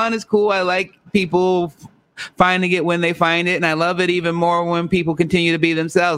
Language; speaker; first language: English; native; English